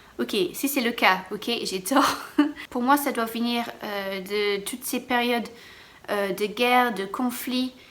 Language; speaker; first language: French; non-native, fluent; English